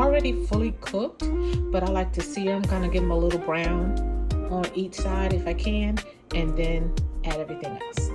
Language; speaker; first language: English; native; English